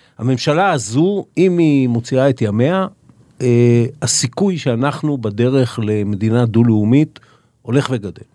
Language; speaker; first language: Hebrew; native; Hebrew